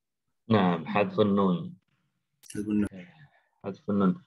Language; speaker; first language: Arabic; non-native, fluent; Indonesian